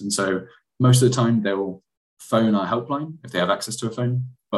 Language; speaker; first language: English; native; English